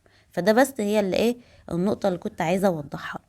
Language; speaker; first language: Arabic; native; Arabic